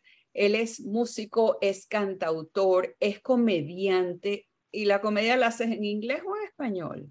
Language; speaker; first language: Spanish; native; Spanish